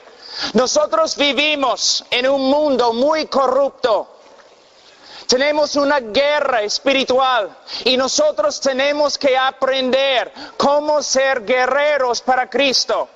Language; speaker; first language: Spanish; non-native, fluent; English